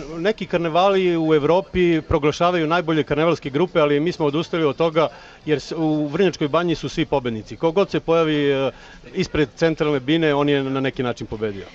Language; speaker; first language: Serbian; native; Serbian